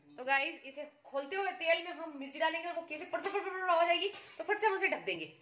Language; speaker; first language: Hindi; native; Hindi